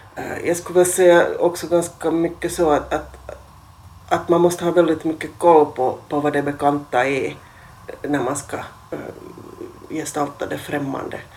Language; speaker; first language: Swedish; native; Swedish